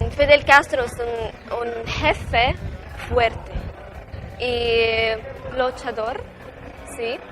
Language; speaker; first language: Spanish; non-native, learner; Arabic